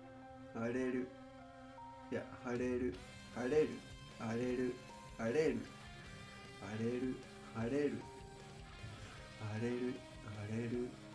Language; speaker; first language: Japanese; non-native, learner; English